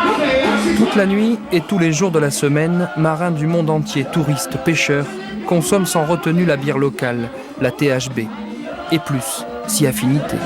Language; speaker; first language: French; native; French